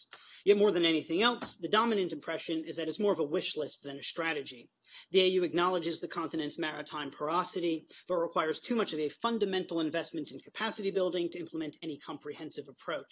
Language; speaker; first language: English; native; English